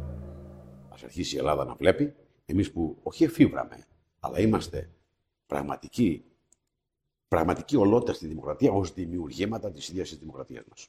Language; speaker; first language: Greek; native; Greek